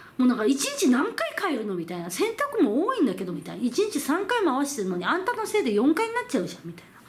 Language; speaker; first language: Japanese; non-native, fluent; Korean